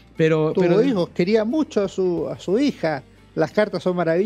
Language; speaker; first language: Spanish; native; Spanish